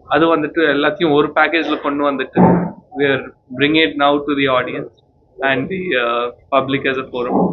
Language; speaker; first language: English; non-native, local second language; Tamil